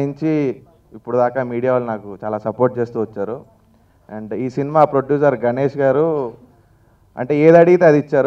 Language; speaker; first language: Telugu; native; Telugu